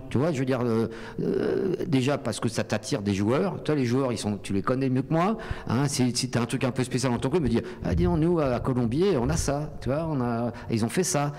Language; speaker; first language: French; native; French